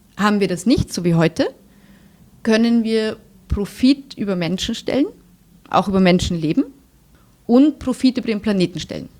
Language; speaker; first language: German; native; German